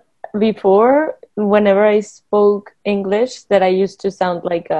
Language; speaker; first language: English; non-native, fluent; Spanish